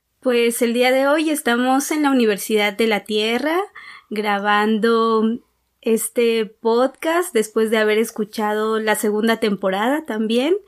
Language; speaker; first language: Spanish; native; Spanish